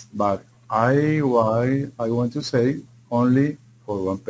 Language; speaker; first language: English; non-native, learner; Spanish